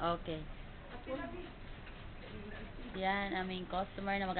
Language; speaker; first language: Filipino; non-native, local second language; Cebuano